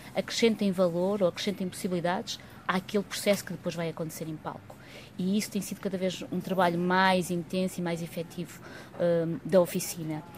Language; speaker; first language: Portuguese; native; Portuguese